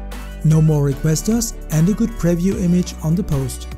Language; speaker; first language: English; non-native, fluent; German